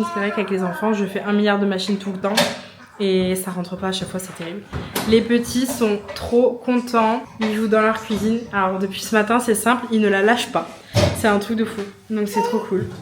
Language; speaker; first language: French; native; French